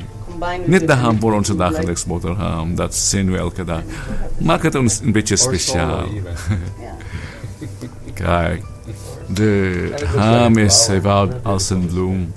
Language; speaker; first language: Dutch; non-native, learner; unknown